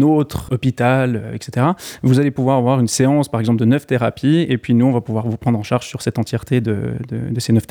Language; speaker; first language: French; native; French